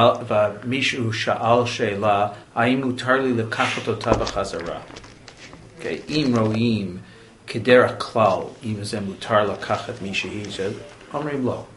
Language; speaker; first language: Hebrew; non-native, fluent; English